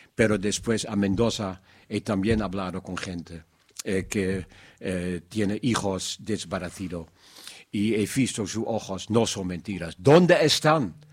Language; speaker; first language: Spanish; non-native, learner; Dutch